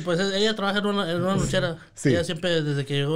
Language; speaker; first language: Spanish; native; Spanish